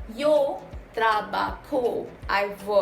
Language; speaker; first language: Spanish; non-native, fluent; Hindi